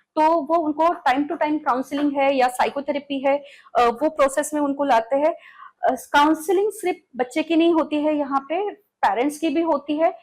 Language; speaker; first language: Hindi; non-native, local second language; Marathi